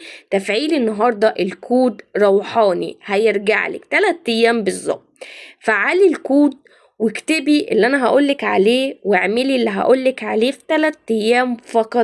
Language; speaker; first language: Arabic; native; Arabic